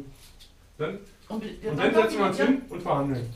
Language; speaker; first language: German; native; German